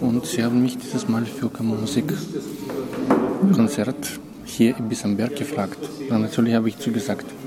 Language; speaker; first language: German; non-native, fluent; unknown